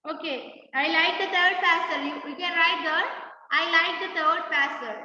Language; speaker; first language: English; non-native, local second language; Malayalam